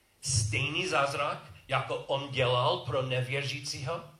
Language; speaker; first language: Czech; non-native, learner; English